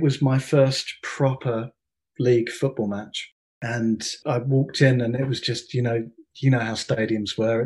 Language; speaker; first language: English; native; English